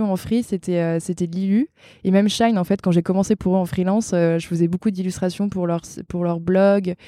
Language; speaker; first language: French; native; French